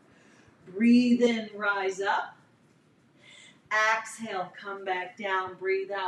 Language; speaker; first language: English; native; English